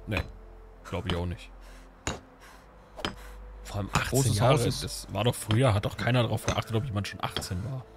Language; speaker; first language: German; native; German